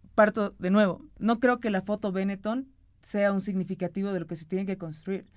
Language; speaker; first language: Spanish; native; Spanish